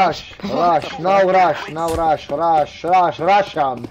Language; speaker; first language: English; non-native, learner; Polish